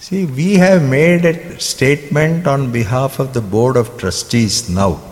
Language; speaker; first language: English; non-native, local second language; Telugu